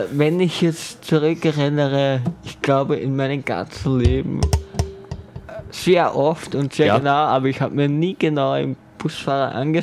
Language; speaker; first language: German; native; German